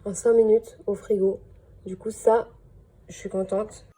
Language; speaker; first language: French; native; French